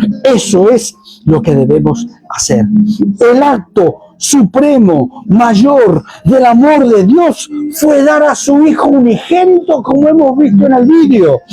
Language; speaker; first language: Spanish; native; Spanish